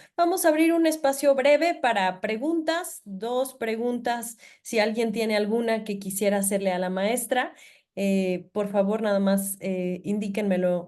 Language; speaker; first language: Spanish; native; Spanish